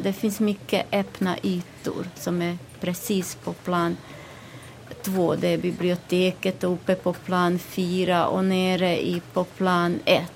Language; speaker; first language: Swedish; non-native, fluent; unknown